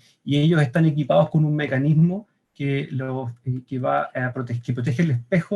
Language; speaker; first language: Spanish; native; Spanish